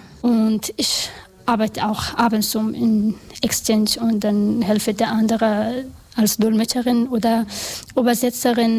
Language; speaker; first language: German; non-native, learner; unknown